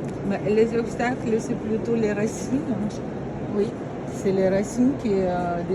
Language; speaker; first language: French; non-native, fluent; Romanian